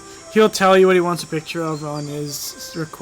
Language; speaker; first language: English; native; English